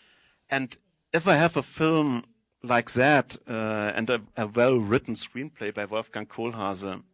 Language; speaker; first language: English; non-native, fluent; German